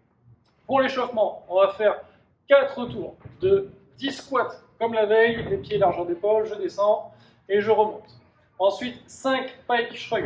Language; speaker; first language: French; native; French